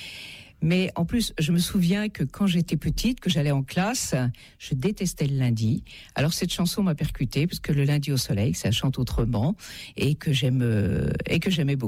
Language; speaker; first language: French; native; French